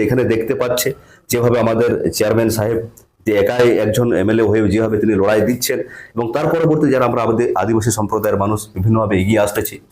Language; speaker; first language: Bangla; non-native, local second language; Santali